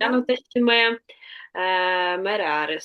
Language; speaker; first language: Estonian; non-native, learner; Russian